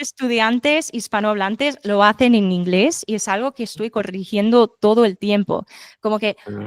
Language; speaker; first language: Spanish; non-native, fluent; English